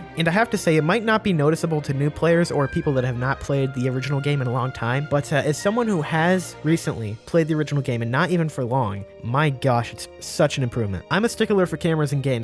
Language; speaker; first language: English; native; English